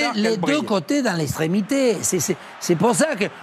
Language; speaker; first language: French; non-native, fluent; Spanish